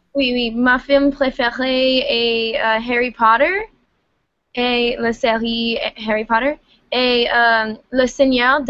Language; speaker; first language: French; non-native, learner; English